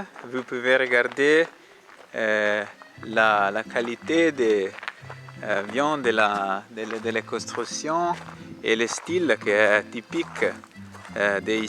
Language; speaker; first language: French; non-native, learner; Italian